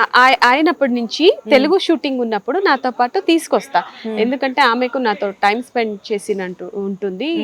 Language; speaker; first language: Telugu; non-native, fluent; Tamil